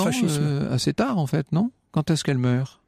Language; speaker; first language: French; native; French